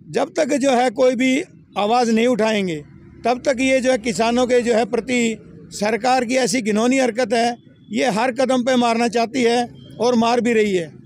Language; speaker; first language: Hindi; native; Hindi